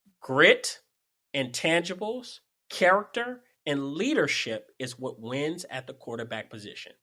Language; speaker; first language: English; native; English